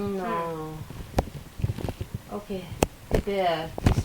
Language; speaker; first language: Danish; non-native, learner; Chinese